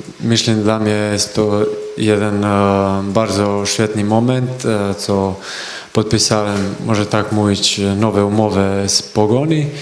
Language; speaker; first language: Polish; non-native, learner; Croatian